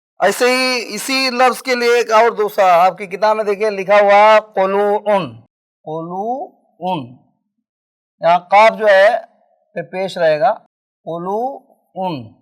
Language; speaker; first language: Urdu; native; Urdu